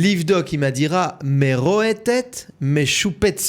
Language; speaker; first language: Hebrew; non-native, learner; French